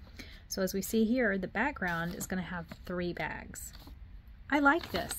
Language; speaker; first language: English; native; English